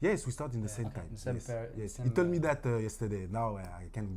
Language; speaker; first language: English; non-native, learner; French